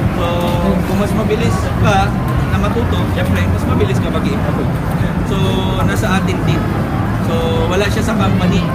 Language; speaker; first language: Filipino; non-native, local second language; Bikol